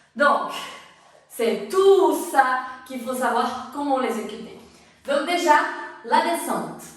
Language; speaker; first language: French; non-native, fluent; Portuguese